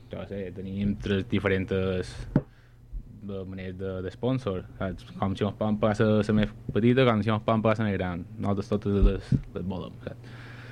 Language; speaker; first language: Catalan; native; Catalan